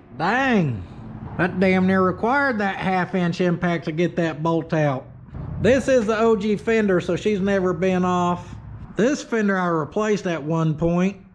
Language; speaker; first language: English; native; English